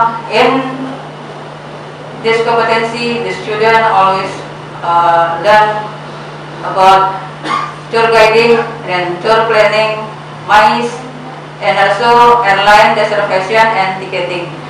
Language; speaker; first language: English; non-native, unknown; Indonesian